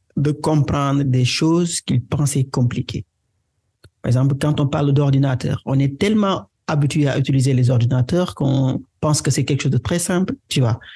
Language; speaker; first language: French; non-native, local second language; Wolof